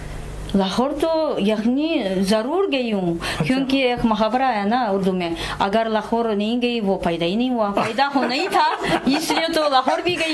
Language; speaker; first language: Hindi; non-native, fluent; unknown